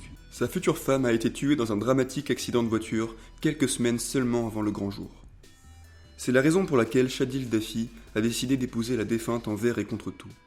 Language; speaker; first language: French; native; French